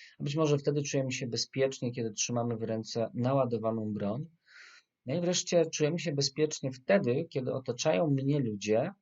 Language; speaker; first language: Polish; native; Polish